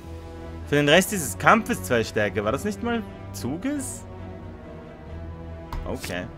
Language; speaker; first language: German; native; German